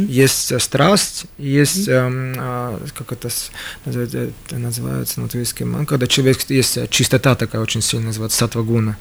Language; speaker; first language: Russian; non-native, local second language; Latvian